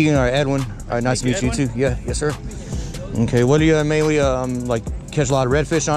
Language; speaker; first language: English; native; English